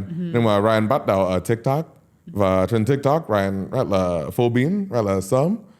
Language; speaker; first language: Vietnamese; non-native, learner; English